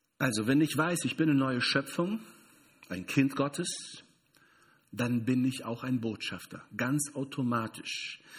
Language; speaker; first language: German; non-native, fluent; Portuguese